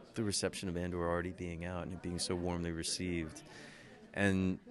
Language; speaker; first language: English; native; English